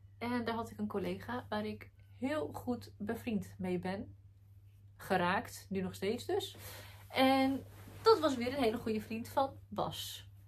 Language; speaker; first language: Dutch; early bilingual, other home language; Arabic